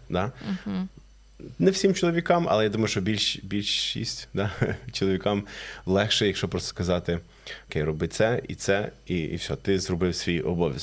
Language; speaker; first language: Ukrainian; non-native, fluent; English